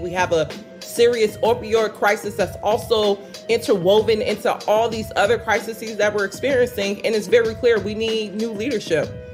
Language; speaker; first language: English; native; English